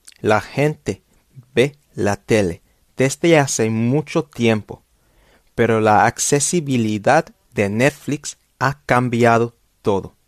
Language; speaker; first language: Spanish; non-native, fluent; English